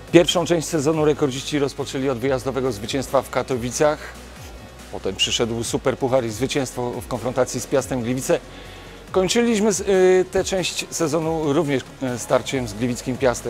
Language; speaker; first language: Polish; native; Polish